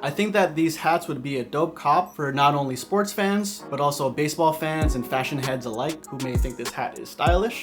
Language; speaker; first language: English; native; English